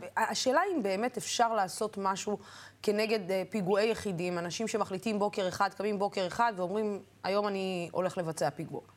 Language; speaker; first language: Hebrew; non-native, local second language; Arabic